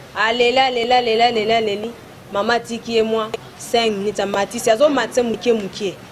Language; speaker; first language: Lingala; native; Lingala